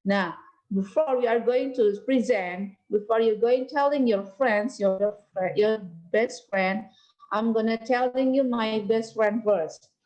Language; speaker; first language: English; non-native, learner; Indonesian